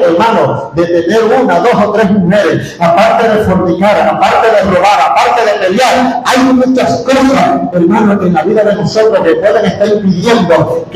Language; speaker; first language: Spanish; native; Spanish